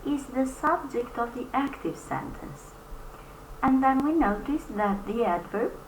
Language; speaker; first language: English; non-native, fluent; Albanian